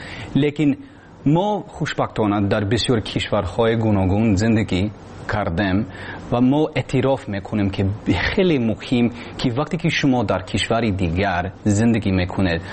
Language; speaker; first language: Tajik; non-native, learner; English